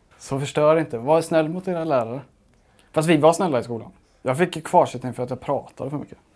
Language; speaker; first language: Swedish; early bilingual, other home language; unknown